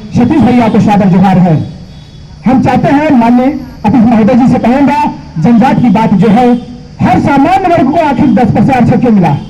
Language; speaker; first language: Hindi; native; Hindi